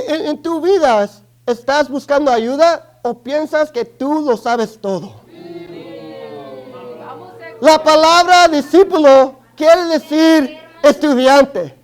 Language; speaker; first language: Spanish; early bilingual, other home language; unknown